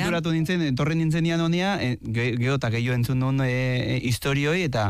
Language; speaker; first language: Basque; non-native, fluent; Spanish